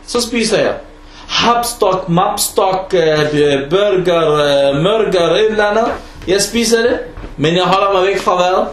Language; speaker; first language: Danish; non-native, fluent; Arabic